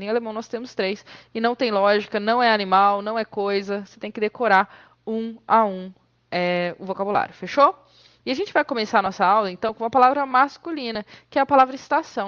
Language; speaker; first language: Portuguese; native; Portuguese